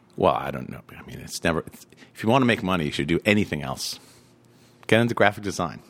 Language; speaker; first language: English; native; English